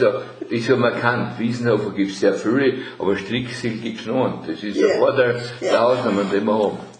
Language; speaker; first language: German; native; German